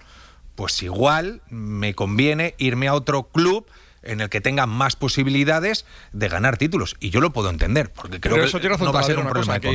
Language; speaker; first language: Spanish; native; Spanish